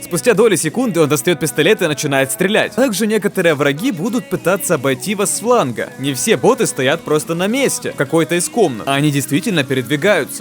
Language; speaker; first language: Russian; native; Russian